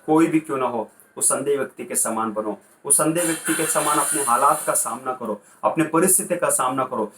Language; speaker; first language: Hindi; non-native, local second language; Kannada